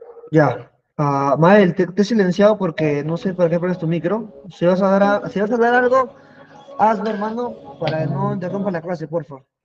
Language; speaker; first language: Spanish; native; Spanish